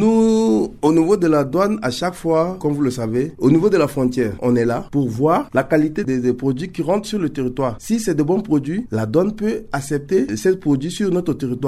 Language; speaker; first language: French; non-native, local second language; Sango